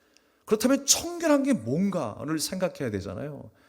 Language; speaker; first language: Korean; native; Korean